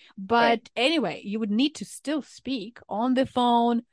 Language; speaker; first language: English; non-native, fluent; Ukrainian